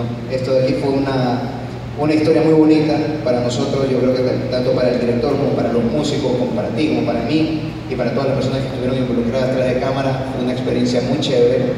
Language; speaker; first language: Spanish; native; Spanish